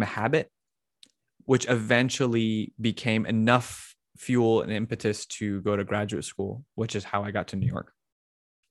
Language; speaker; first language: English; native; English